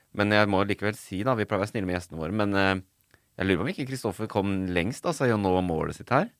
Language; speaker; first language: Norwegian; native; Norwegian